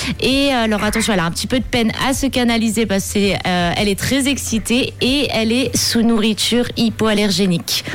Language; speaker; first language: French; native; French